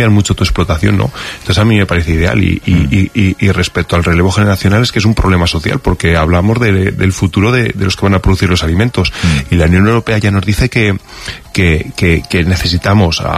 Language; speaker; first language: Spanish; native; Spanish